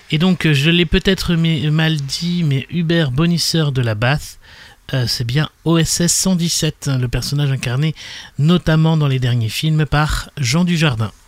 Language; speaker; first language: French; native; French